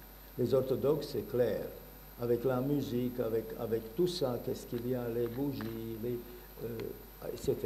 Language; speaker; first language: French; non-native, learner; Bulgarian